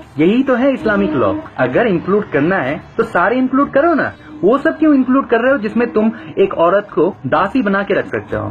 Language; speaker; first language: Urdu; non-native, fluent; Bangla